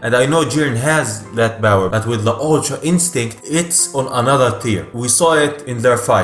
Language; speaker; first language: English; non-native, fluent; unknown